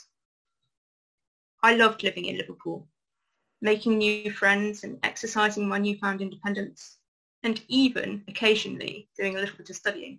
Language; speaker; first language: English; native; English